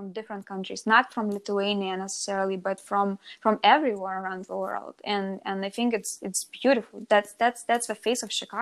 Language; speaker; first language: English; non-native, fluent; Lithuanian